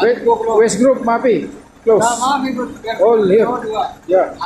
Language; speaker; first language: English; non-native, learner; Filipino